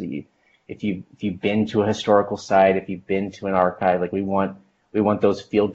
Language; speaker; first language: English; native; English